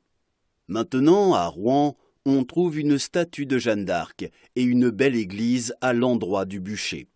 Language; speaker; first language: French; non-native, fluent; Arabic